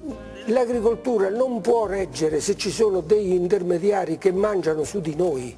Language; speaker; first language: Italian; native; Italian